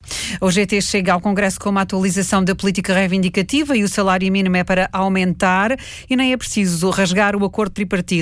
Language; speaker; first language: Portuguese; native; Portuguese